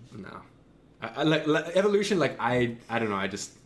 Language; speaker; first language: English; native; English